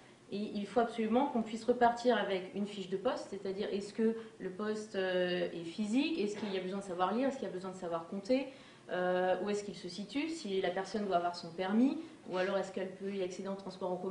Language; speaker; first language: French; native; French